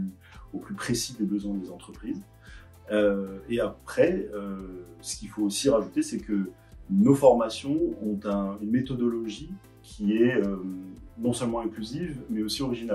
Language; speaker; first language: French; native; French